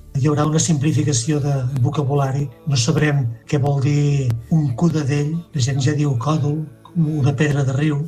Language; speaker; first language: Catalan; native; Catalan